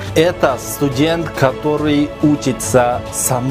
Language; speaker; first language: Russian; non-native, local second language; Kyrgyz